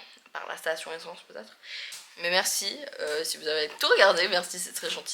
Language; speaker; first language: French; native; French